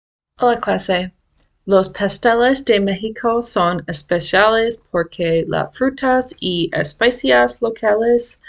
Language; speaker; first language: Spanish; non-native, learner; English